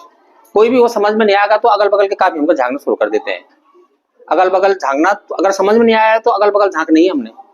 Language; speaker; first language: Hindi; native; Hindi